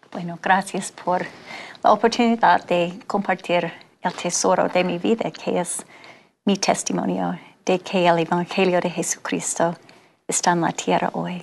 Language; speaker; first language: Spanish; non-native, fluent; English